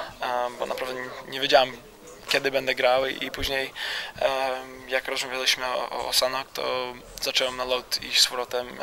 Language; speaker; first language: Polish; early bilingual, heritage; Polish